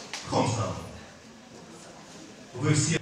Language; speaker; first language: Russian; non-native, learner; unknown